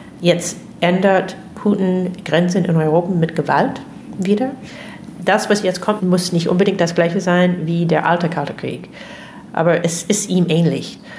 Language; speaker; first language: German; non-native, fluent; English